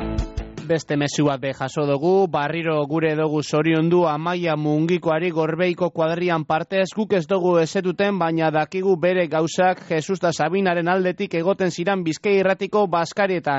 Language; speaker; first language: Basque; native; Basque